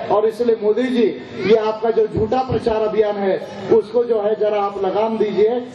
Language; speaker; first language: Hindi; non-native, local second language; Marathi